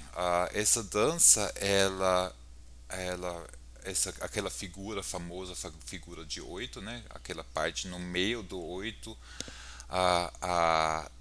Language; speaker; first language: Portuguese; non-native, fluent; German